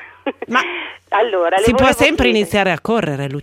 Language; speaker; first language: Italian; native; Italian